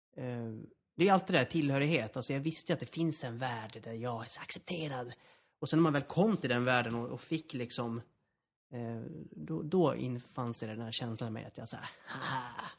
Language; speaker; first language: Swedish; native; Swedish